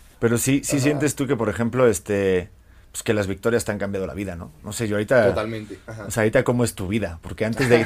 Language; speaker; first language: Spanish; native; Spanish